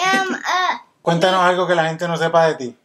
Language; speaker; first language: Spanish; native; Spanish